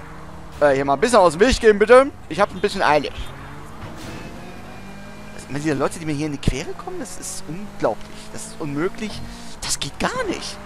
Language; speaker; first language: German; native; German